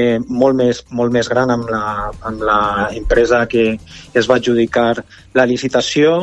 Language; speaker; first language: Catalan; native; Catalan